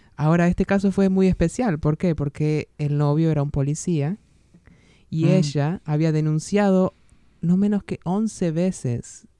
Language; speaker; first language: Spanish; native; Spanish